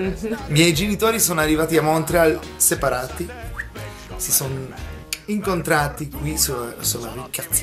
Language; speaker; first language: Italian; early bilingual, heritage; Italian